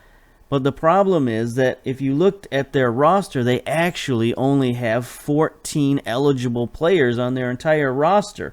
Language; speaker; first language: English; native; English